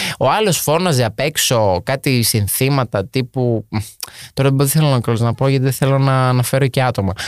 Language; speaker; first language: Greek; native; Greek